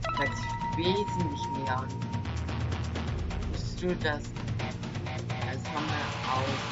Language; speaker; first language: German; native; German